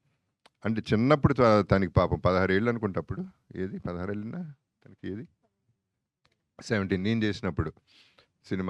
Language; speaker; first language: Telugu; native; Telugu